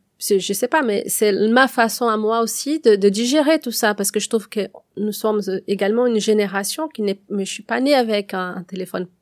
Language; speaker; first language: French; non-native, fluent; Portuguese